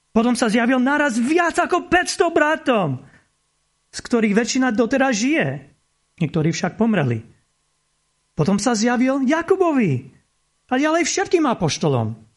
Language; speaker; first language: Slovak; non-native, fluent; English